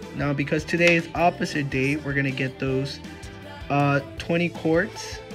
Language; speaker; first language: English; early bilingual, other home language; Spanish